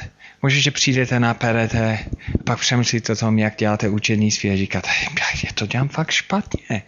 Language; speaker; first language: Czech; non-native, fluent; English